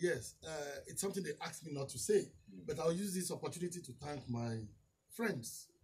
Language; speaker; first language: English; non-native, local second language; Yoruba